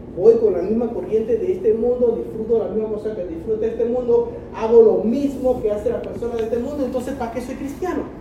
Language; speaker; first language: Spanish; early bilingual, other home language; Chinese